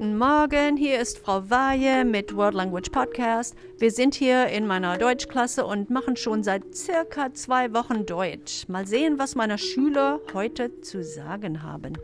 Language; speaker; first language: German; non-native, fluent; English